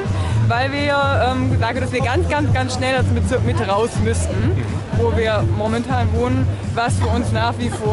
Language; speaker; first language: German; native; German